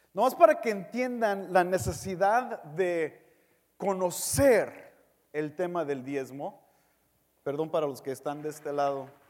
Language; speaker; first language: Spanish; early bilingual, heritage; Spanish